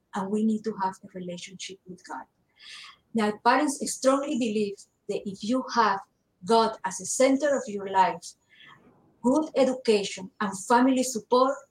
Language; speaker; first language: English; non-native, learner; Spanish